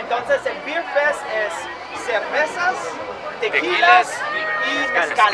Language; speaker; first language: Spanish; non-native, learner; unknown